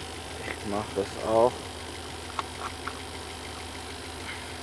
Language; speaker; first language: German; non-native, learner; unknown